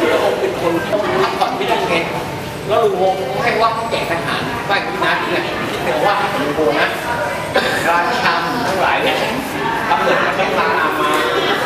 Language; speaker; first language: Thai; non-native, fluent; Vietnamese